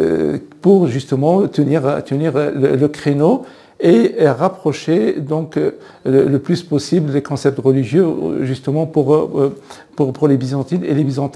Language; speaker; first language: French; native; French